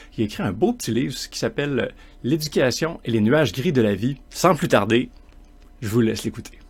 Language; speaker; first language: French; native; French